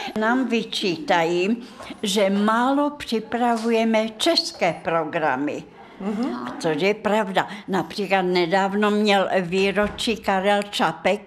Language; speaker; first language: Czech; non-native, fluent; Russian